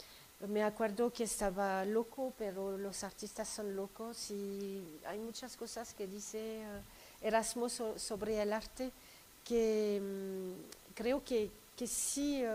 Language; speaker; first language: Spanish; non-native, fluent; French